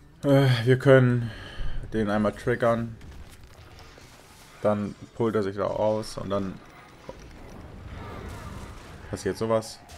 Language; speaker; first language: German; native; German